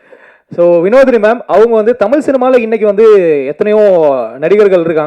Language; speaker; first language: Tamil; native; Tamil